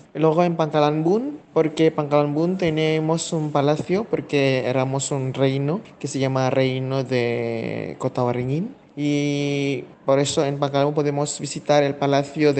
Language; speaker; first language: Spanish; non-native, fluent; Indonesian